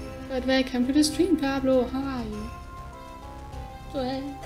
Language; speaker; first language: English; non-native, fluent; German